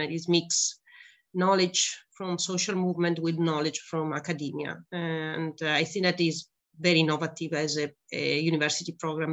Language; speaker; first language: English; non-native, fluent; Italian